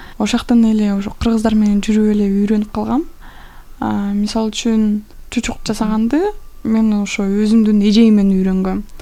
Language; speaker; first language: Kyrgyz; non-native, local second language; Russian